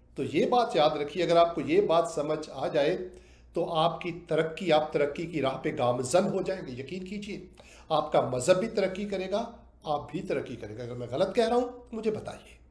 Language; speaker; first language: Urdu; native; Urdu